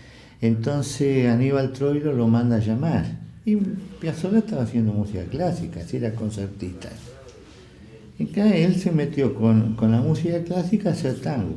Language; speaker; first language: Spanish; native; Spanish